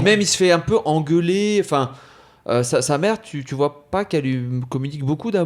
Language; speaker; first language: French; native; French